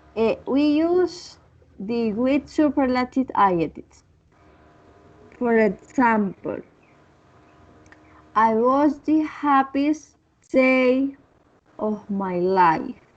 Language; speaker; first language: English; non-native, learner; Spanish